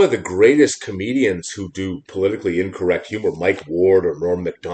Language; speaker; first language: English; native; English